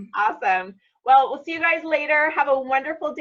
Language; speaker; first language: English; native; English